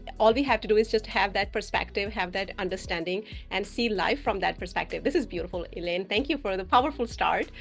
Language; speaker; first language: English; non-native, fluent; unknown